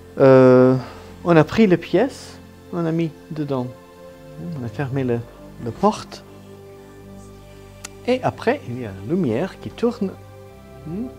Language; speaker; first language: French; non-native, learner; Italian